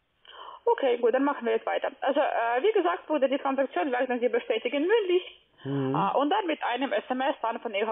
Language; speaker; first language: German; non-native, learner; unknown